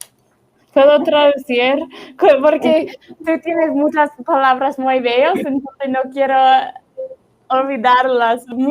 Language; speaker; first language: Spanish; non-native, learner; English